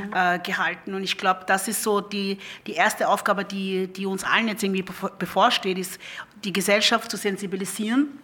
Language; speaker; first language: German; early bilingual, other home language; Lingala